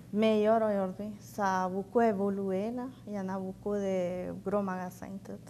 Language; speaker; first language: French; non-native, fluent; Spanish